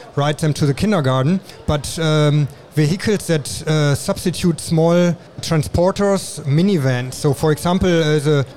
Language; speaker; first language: English; non-native, fluent; German